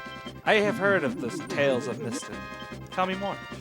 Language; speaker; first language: English; native; English